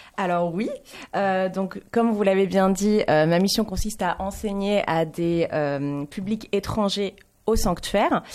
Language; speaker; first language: French; native; French